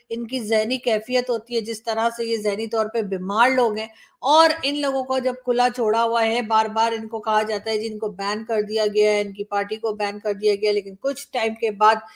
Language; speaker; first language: Urdu; native; Urdu